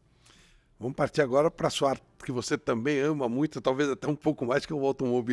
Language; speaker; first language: Portuguese; native; Portuguese